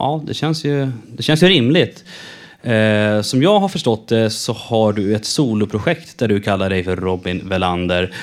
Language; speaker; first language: Swedish; native; Swedish